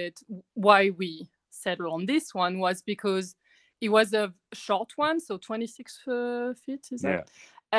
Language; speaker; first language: English; non-native, fluent; French